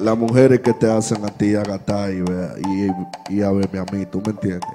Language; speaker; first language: Spanish; early bilingual, heritage; Spanish